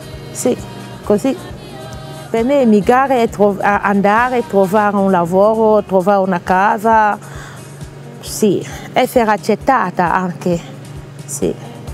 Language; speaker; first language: Italian; non-native, fluent; French